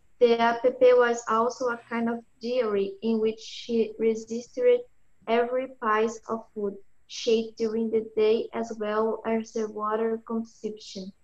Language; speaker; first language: English; non-native, learner; Portuguese